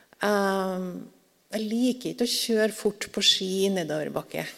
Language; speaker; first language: Norwegian; native; Norwegian